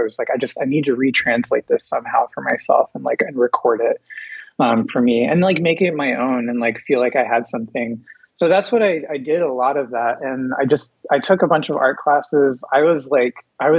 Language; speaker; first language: English; native; English